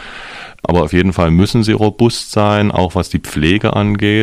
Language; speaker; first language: German; native; German